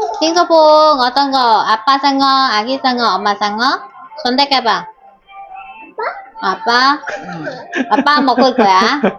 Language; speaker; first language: Korean; non-native, learner; Vietnamese